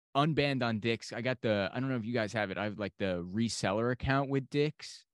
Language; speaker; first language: English; native; English